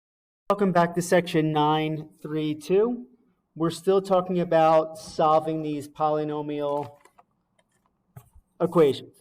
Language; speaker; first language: English; native; English